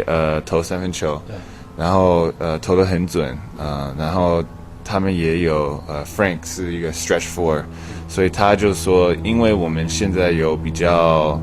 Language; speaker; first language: Chinese; early bilingual, heritage; English